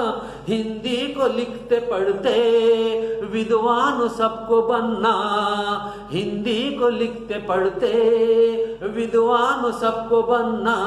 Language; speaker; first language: Hindi; non-native, local second language; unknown